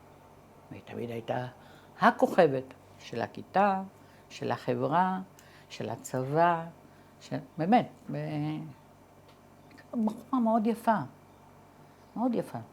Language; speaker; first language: Hebrew; early bilingual, other home language; Arabic